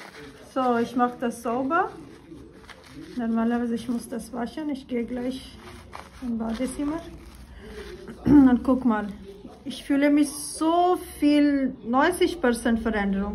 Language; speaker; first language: German; non-native, learner; Urdu